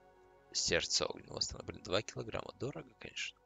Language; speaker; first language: Russian; native; Russian